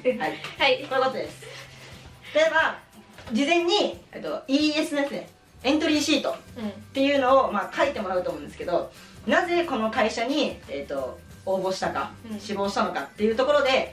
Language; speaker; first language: Japanese; native; Japanese